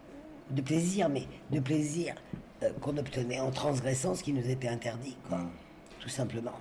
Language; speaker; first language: French; native; French